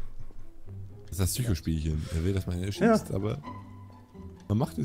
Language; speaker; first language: German; native; German